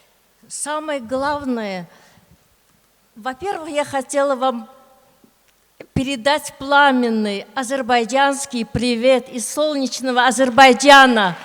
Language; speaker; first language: Russian; non-native, local second language; Lezghian